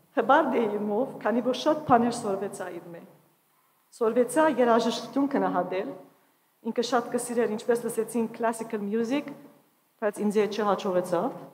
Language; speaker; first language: Armenian; early bilingual, heritage; Armenian